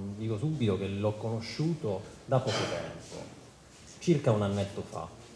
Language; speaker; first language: Italian; native; Italian